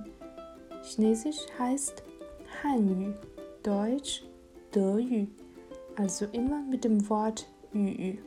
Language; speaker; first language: German; non-native, fluent; Chinese